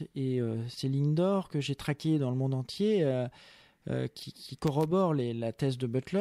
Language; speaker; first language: French; native; French